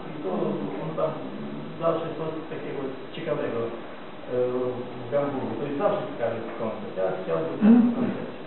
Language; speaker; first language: Polish; non-native, learner; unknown